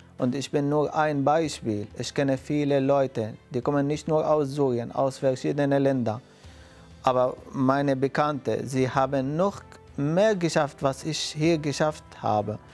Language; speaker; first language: German; non-native, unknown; Arabic